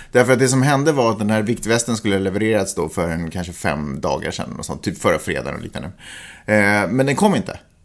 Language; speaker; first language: Swedish; native; Swedish